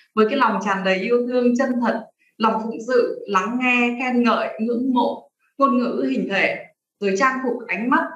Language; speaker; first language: Vietnamese; native; Vietnamese